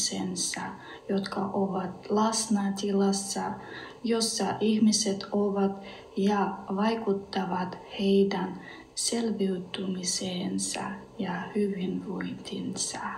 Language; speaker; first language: Finnish; non-native, learner; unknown